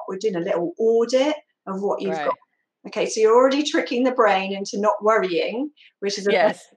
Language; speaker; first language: English; native; English